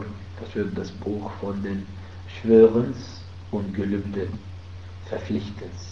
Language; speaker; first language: German; non-native, fluent; Arabic